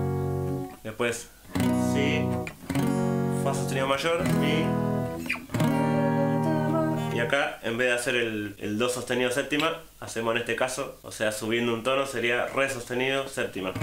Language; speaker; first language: Spanish; native; Spanish